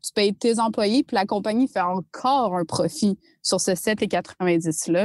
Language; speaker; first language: French; native; French